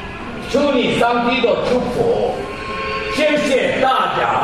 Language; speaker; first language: Chinese; non-native, learner; Korean